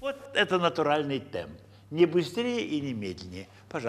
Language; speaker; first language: Russian; non-native, fluent; Lithuanian